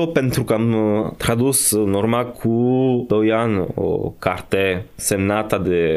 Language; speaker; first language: Romanian; non-native, fluent; French